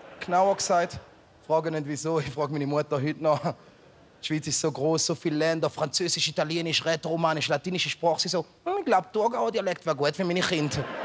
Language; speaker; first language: German; early bilingual, other home language; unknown